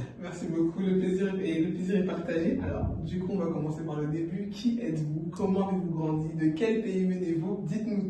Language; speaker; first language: French; native; French